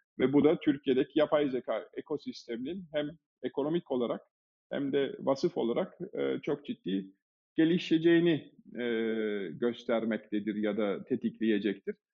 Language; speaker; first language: Turkish; early bilingual, heritage; Turkish